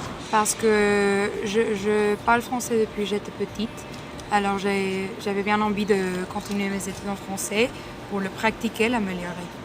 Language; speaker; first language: French; non-native, fluent; Spanish